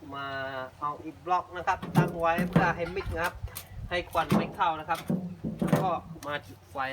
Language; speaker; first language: Thai; non-native, local second language; Malay